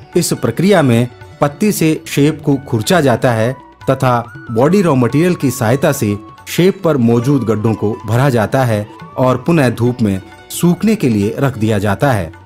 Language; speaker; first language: Hindi; native; Hindi